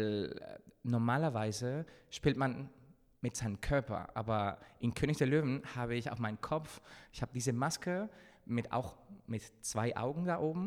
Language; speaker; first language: German; non-native, fluent; Spanish